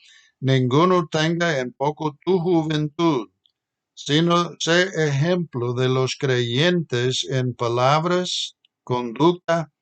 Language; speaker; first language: Spanish; non-native, fluent; English